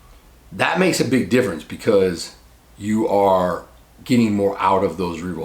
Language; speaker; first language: English; native; English